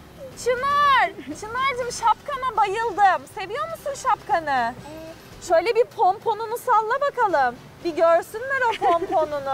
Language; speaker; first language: Turkish; native; Turkish